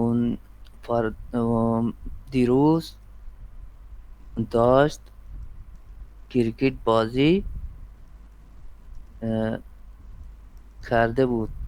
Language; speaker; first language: Persian; non-native, learner; Urdu